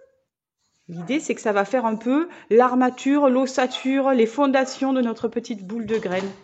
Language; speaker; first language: French; native; French